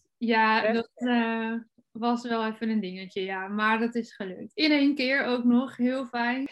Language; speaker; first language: Dutch; native; Dutch